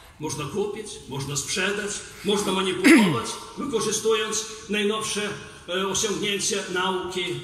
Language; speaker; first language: Polish; non-native, fluent; Belarusian